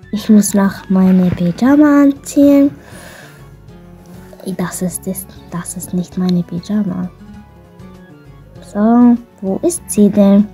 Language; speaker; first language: German; non-native, learner; Arabic